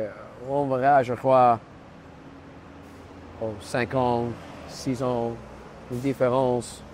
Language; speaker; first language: French; non-native, learner; Spanish